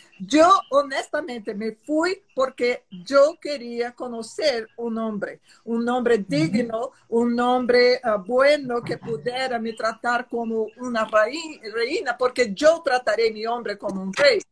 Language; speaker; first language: Spanish; non-native, fluent; Portuguese